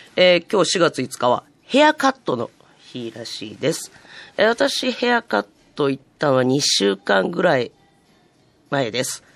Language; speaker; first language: Japanese; native; Japanese